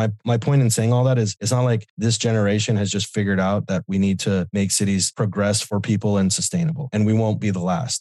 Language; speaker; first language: English; native; English